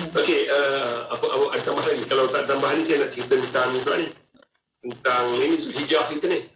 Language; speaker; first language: Malay; native; Malay